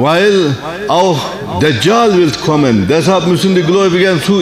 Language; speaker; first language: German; non-native, fluent; Turkish